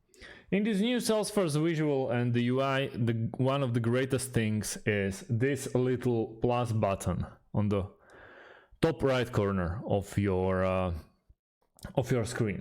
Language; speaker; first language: English; non-native, fluent; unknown